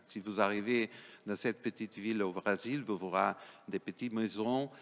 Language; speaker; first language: French; non-native, fluent; Portuguese